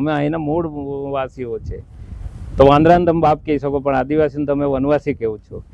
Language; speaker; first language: Gujarati; non-native, local second language; Gamit